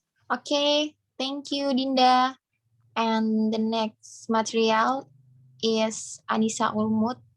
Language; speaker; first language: English; non-native, fluent; Indonesian